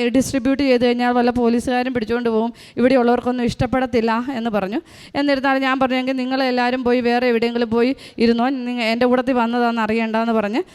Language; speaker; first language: Malayalam; native; Malayalam